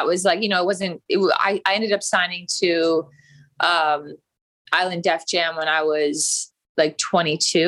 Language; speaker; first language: English; native; English